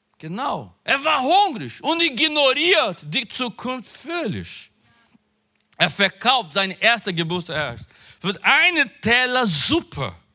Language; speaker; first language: German; non-native, learner; Portuguese